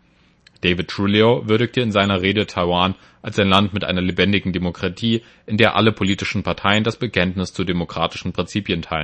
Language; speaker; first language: German; native; German